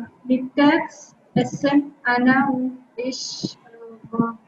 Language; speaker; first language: German; non-native, learner; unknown